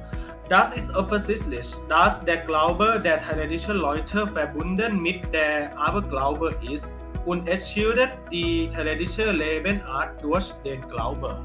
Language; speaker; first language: German; non-native, learner; Thai